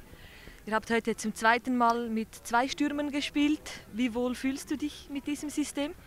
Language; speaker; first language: German; native; German